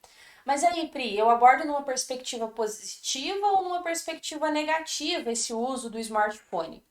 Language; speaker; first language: Portuguese; native; Portuguese